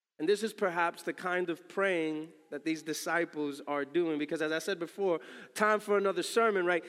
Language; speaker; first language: English; early bilingual, other home language; Spanish